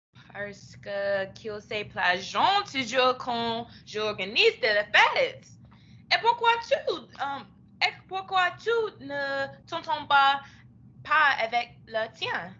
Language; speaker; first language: French; non-native, learner; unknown